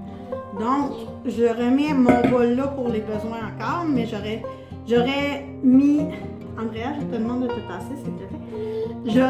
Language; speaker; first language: French; native; French